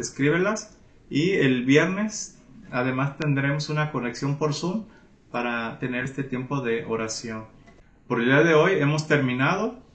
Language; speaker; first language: Spanish; native; Spanish